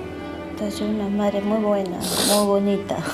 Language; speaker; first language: Spanish; native; Spanish